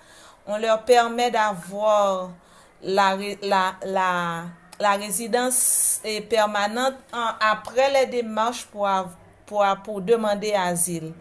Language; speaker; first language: French; non-native, local second language; Haitian Creole